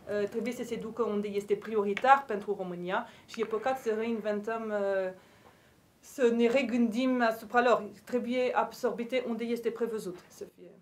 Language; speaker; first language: Romanian; non-native, fluent; French